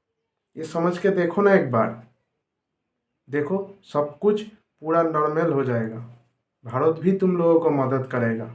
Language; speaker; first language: Hindi; non-native, local second language; Nepali